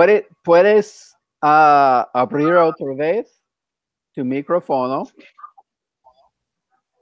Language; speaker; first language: Spanish; non-native, fluent; English